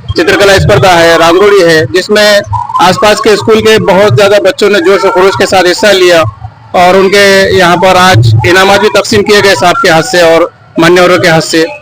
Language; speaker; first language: Hindi; non-native, local second language; Urdu